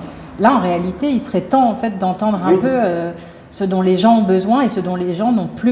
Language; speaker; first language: French; native; French